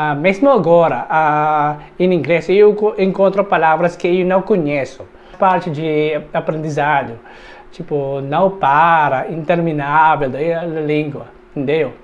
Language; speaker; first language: Portuguese; non-native, learner; Filipino